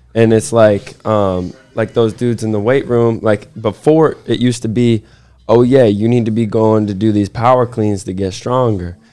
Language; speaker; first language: English; native; English